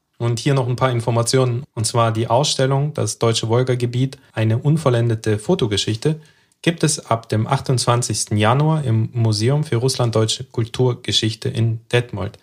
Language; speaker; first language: German; early bilingual, other home language; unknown